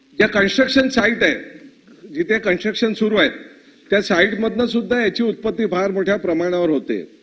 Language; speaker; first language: Marathi; native; Marathi